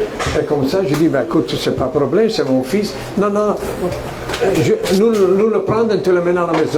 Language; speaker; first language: French; non-native, fluent; Italian